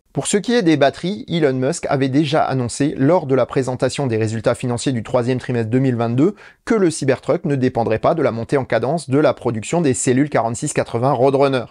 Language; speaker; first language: French; native; French